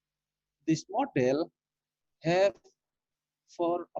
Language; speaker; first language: English; non-native, learner; Indonesian